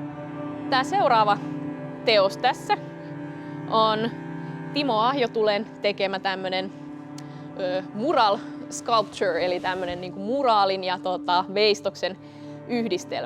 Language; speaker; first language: Finnish; native; Finnish